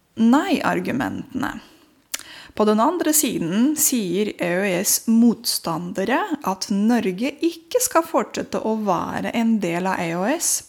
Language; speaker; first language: Norwegian; non-native, fluent; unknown